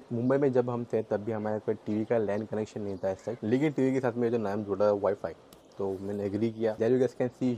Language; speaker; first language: Hindi; non-native, local second language; Gujarati